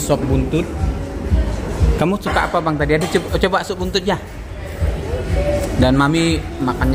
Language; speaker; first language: Indonesian; native; Indonesian